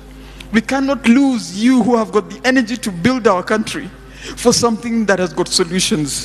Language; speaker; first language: English; non-native, local second language; Swahili